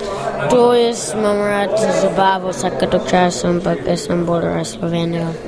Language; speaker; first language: Slovenian; early bilingual, heritage; English